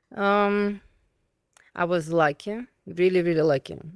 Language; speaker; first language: English; non-native, fluent; Russian